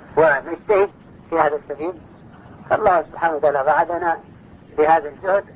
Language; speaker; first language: Arabic; non-native, fluent; Urdu